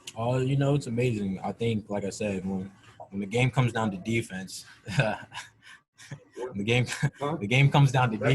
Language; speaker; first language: English; native; English